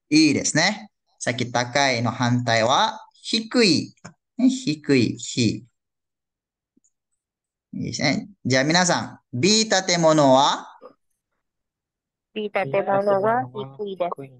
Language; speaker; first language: Japanese; non-native, fluent; Malay